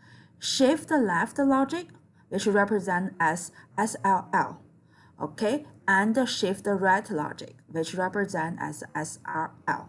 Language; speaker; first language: English; non-native, fluent; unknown